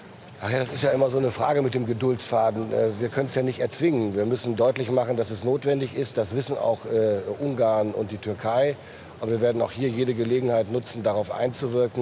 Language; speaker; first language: German; native; German